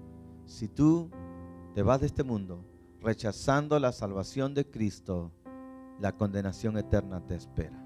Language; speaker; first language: Spanish; native; Spanish